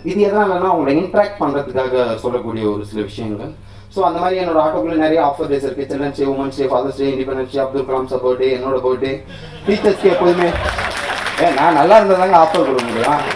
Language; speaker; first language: Tamil; native; Tamil